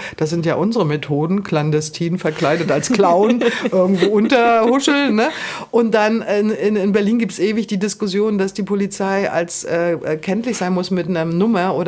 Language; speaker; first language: German; native; German